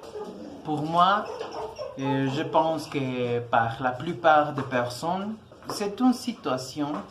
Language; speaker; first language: French; non-native, learner; Spanish